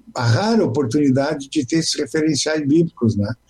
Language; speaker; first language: Portuguese; native; Portuguese